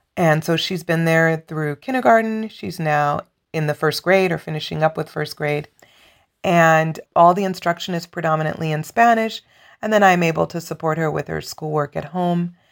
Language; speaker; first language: English; native; English